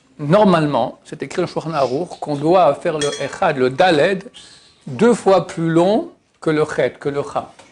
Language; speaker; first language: French; native; French